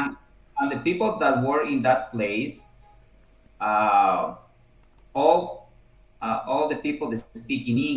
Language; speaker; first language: English; non-native, learner; Spanish